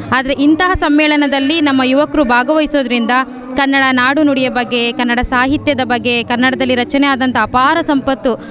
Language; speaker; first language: Kannada; native; Kannada